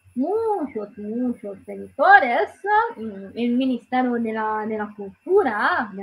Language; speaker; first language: Spanish; non-native, learner; Italian